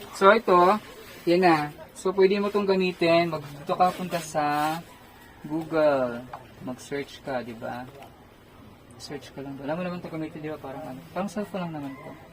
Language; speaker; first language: Filipino; non-native, local second language; Cebuano